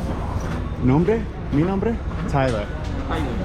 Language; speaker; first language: Spanish; non-native, learner; English